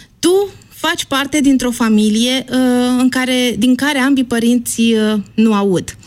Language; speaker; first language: Romanian; native; Romanian